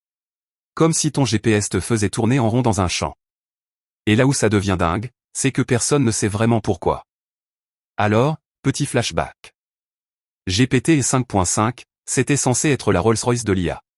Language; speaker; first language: French; native; French